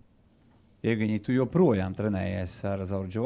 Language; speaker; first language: Latvian; native; Latvian